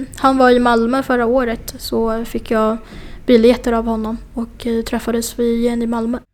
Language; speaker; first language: Swedish; non-native, fluent; Chinese